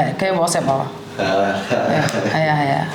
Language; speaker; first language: Cantonese; non-native, fluent; Indonesian